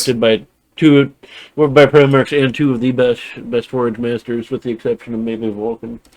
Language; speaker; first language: English; native; English